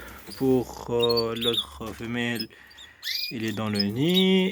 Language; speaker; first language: French; non-native, fluent; Arabic